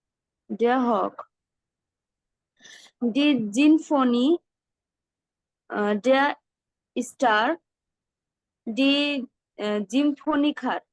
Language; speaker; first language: German; non-native, learner; Bangla